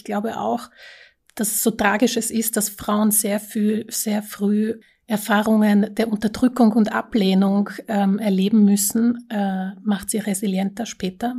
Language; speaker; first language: German; early bilingual, other home language; Slovak